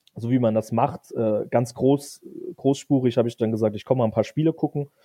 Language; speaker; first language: German; native; German